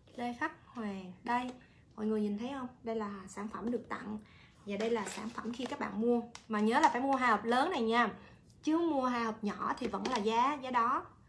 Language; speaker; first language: Vietnamese; native; Vietnamese